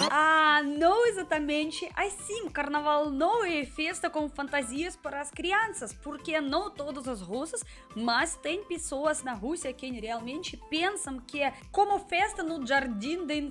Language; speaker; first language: Portuguese; non-native, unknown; Russian